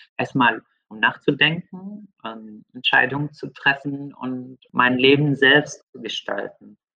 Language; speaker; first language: German; non-native, fluent; Arabic